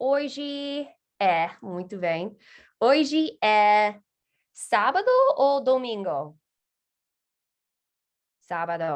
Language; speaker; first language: Portuguese; non-native, fluent; English